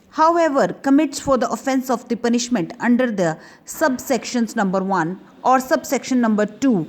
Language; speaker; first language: English; non-native, local second language; Punjabi